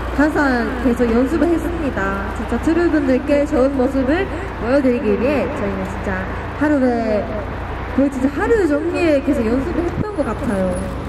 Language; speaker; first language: Korean; non-native, fluent; Japanese